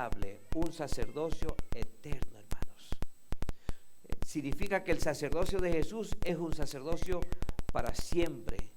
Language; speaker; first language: Spanish; native; Spanish